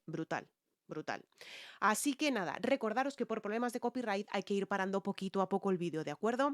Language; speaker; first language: Spanish; native; Spanish